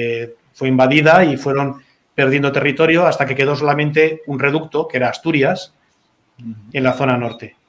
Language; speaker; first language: Spanish; native; Spanish